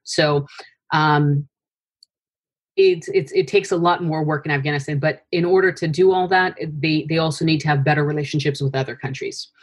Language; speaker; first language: English; early bilingual, other home language; Persian